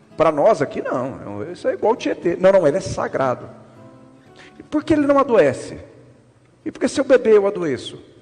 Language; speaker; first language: Portuguese; native; Portuguese